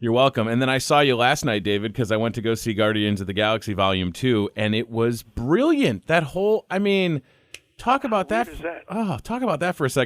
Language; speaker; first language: English; native; English